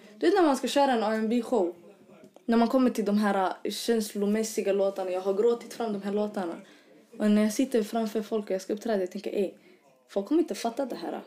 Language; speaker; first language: Swedish; early bilingual, other home language; Arabic